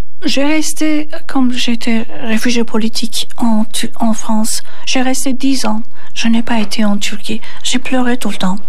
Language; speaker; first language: French; non-native, learner; Turkish